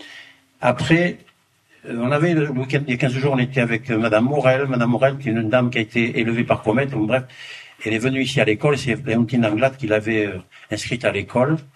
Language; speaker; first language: French; native; French